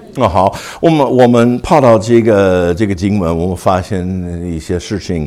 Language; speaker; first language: Chinese; non-native, fluent; English